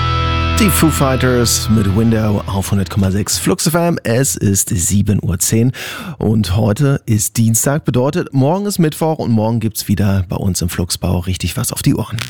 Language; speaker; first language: German; native; German